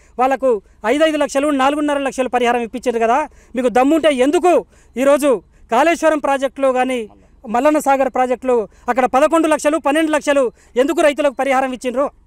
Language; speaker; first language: Telugu; native; Telugu